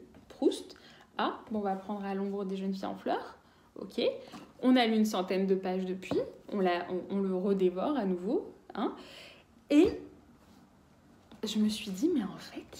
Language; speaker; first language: French; native; French